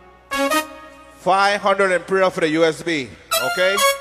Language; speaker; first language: English; native; English